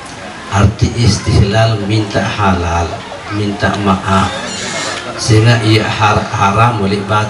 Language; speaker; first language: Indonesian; non-native, local second language; Sasak